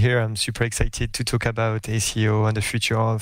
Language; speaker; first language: English; non-native, fluent; French